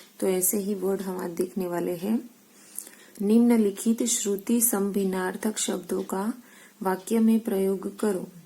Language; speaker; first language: Hindi; non-native, local second language; Gujarati